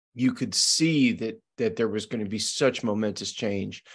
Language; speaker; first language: English; native; English